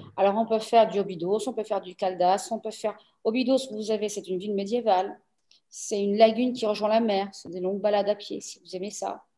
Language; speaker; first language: French; early bilingual, other home language; Portuguese